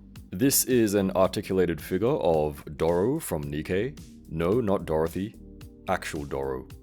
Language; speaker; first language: English; native; English